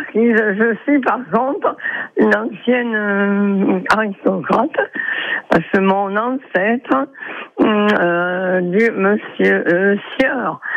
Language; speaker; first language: French; native; French